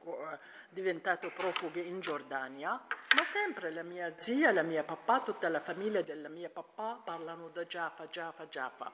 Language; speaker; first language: Italian; non-native, learner; Arabic